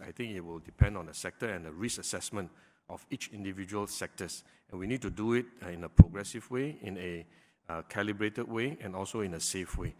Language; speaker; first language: English; non-native, local second language; Chinese